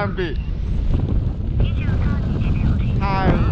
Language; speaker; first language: Japanese; non-native, learner; Chinese